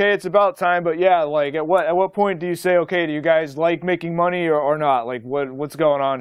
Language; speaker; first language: English; native; English